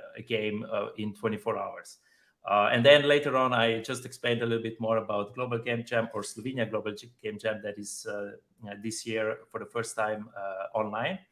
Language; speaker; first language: English; non-native, fluent; Slovenian